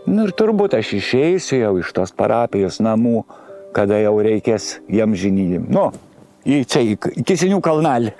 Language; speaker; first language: Lithuanian; native; Lithuanian